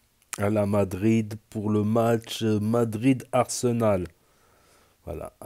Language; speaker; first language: French; native; French